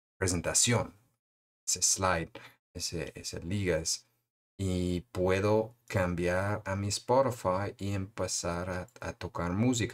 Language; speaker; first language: Spanish; non-native, fluent; English